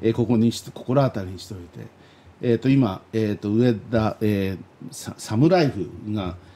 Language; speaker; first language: Japanese; native; Japanese